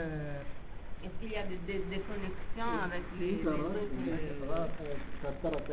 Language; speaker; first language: French; non-native, fluent; Italian